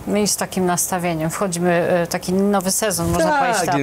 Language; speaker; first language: Polish; native; Polish